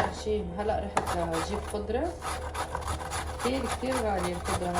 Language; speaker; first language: Arabic; native; Arabic